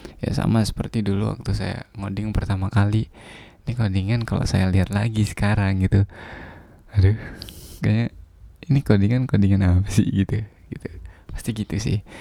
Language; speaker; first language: Indonesian; non-native, local second language; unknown